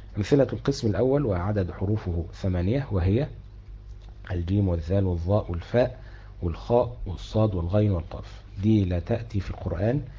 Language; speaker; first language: Arabic; native; Arabic